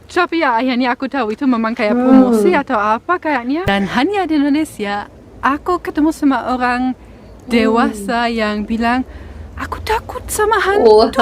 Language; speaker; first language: Indonesian; non-native, fluent; German